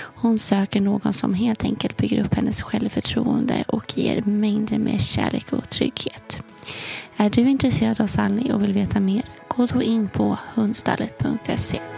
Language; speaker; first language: Swedish; native; Swedish